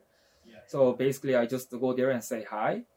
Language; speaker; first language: English; non-native, fluent; Japanese